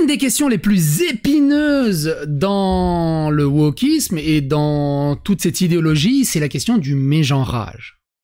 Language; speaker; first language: French; native; French